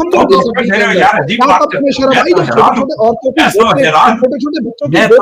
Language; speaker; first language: Hindi; native; Hindi